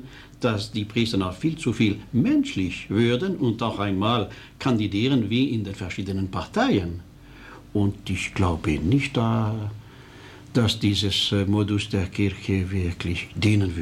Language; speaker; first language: German; non-native, local second language; French